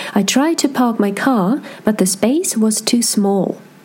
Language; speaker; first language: English; non-native, fluent; Russian